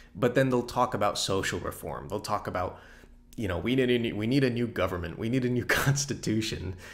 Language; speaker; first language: English; native; English